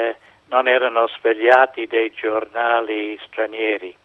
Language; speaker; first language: Italian; non-native, fluent; English